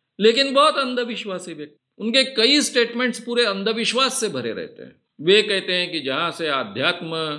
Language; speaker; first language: Hindi; non-native, local second language; Marathi